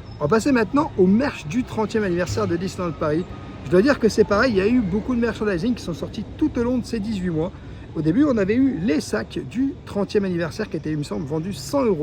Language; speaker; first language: French; native; French